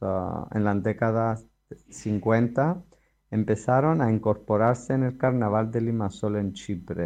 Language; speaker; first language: Spanish; non-native, fluent; Greek